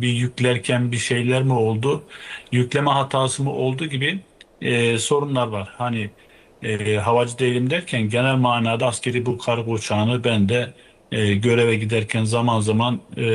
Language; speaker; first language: Turkish; native; Turkish